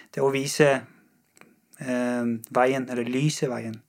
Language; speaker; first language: Norwegian; non-native, fluent; Persian